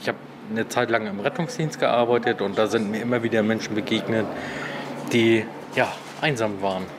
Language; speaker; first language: German; native; German